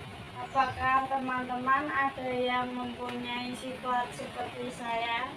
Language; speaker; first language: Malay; non-native, local second language; Javanese